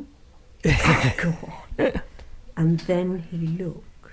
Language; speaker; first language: English; native; English